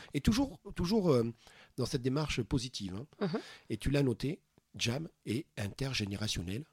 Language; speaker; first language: French; native; French